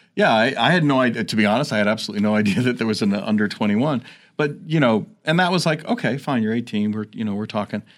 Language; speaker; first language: English; native; English